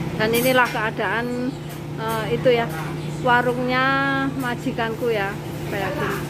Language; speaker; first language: Indonesian; non-native, local second language; Javanese